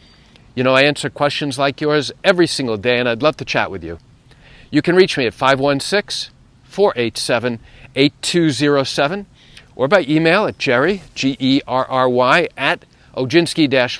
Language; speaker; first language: English; native; English